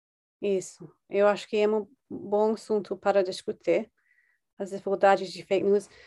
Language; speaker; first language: Portuguese; non-native, fluent; English